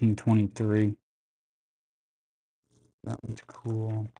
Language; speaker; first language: English; native; English